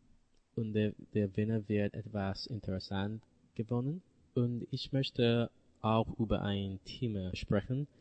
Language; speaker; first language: German; non-native, learner; English